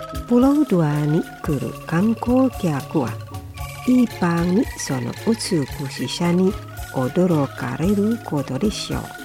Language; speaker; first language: Japanese; non-native, fluent; Indonesian